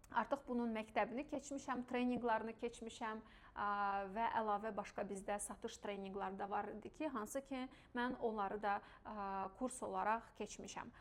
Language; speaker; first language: Azerbaijani; non-native, local second language; Russian